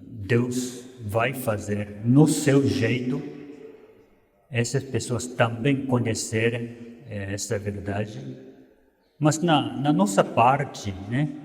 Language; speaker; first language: Portuguese; non-native, fluent; Japanese